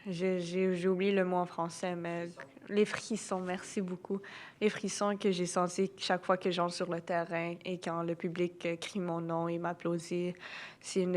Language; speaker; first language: French; non-native, local second language; English